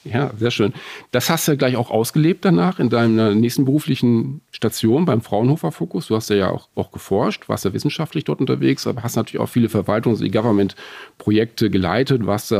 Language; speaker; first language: German; native; German